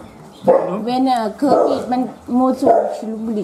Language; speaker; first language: German; non-native, learner; Thai